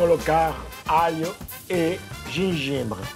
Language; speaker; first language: Portuguese; non-native, fluent; French